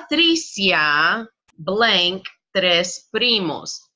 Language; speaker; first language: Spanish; non-native, fluent; English